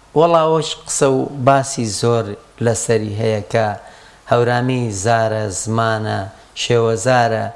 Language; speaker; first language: Central Kurdish; non-native, local second language; Gurani